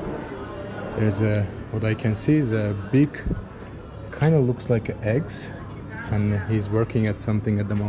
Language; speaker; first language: English; non-native, fluent; Azerbaijani